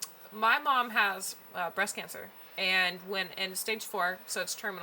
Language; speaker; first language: English; native; English